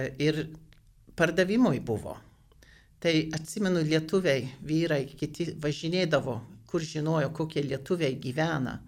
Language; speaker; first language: Lithuanian; early bilingual, heritage; Lithuanian